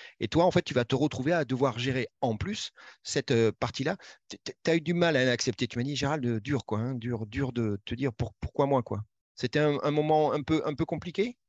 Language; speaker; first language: French; native; French